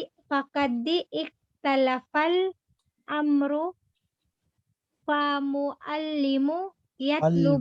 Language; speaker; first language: Arabic; non-native, learner; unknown